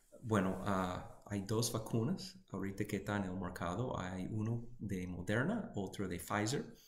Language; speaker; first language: Spanish; non-native, fluent; English